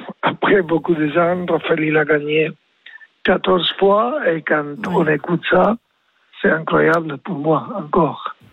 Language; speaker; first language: French; non-native, learner; Spanish